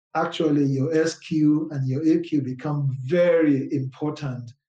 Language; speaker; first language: English; non-native, local second language; Yoruba